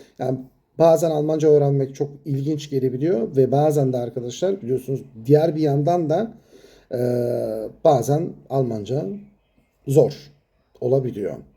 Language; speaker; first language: Turkish; native; Turkish